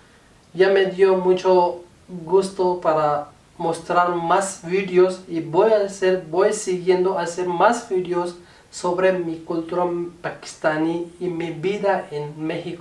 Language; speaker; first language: Spanish; non-native, learner; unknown